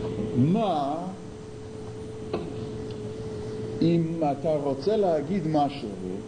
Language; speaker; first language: Hebrew; non-native, fluent; English